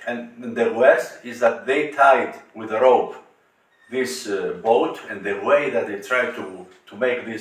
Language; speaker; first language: English; non-native, learner; Greek